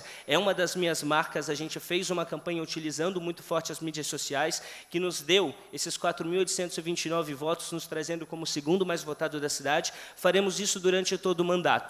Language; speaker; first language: Portuguese; native; Portuguese